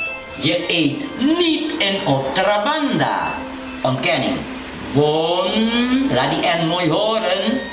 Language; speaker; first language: Dutch; non-native, local second language; Papiamento